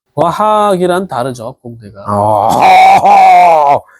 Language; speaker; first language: Korean; non-native, fluent; Uzbek